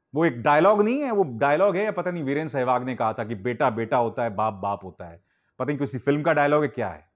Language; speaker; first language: Hindi; native; Hindi